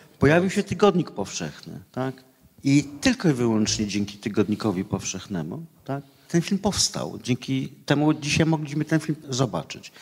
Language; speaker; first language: Polish; native; Polish